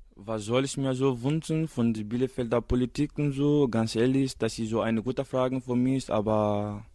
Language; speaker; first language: German; non-native, fluent; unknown